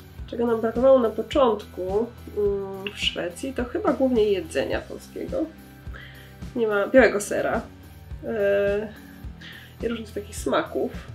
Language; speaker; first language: Polish; native; Polish